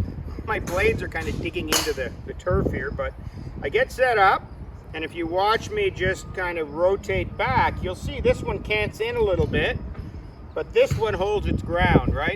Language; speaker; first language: English; native; English